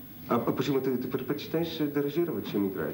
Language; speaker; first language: Russian; non-native, fluent; French